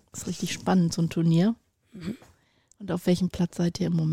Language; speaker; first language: German; native; German